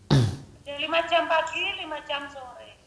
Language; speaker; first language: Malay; non-native, local second language; Javanese